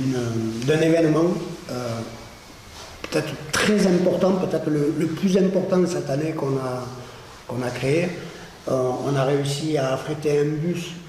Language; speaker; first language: French; native; French